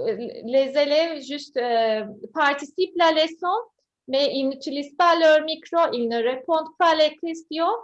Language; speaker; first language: French; non-native, fluent; Turkish